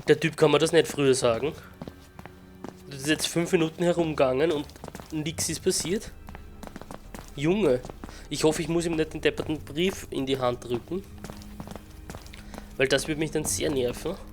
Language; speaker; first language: German; native; German